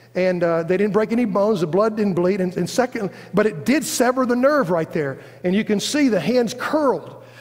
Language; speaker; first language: English; native; English